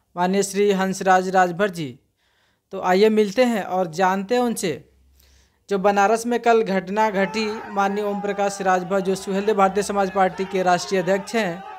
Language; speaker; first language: Hindi; native; Hindi